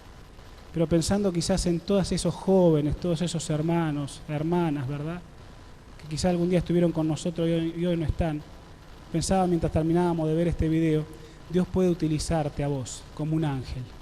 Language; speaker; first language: Spanish; native; Spanish